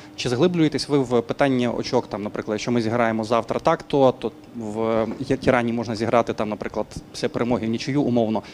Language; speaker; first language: Ukrainian; native; Ukrainian